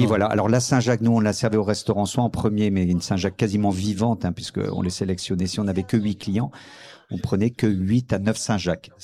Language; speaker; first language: French; native; French